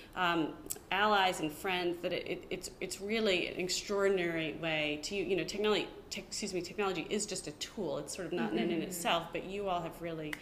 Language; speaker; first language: English; native; English